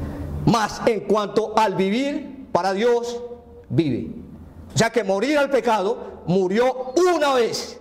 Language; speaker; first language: Spanish; native; Spanish